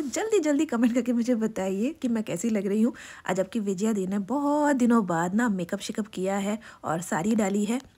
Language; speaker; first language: Hindi; non-native, local second language; Bangla